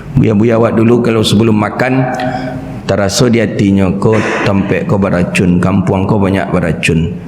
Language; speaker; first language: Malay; non-native, local second language; Minangkabau